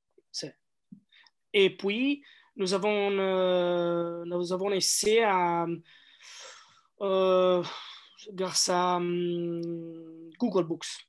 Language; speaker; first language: French; non-native, learner; Italian